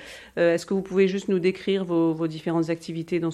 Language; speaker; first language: French; native; French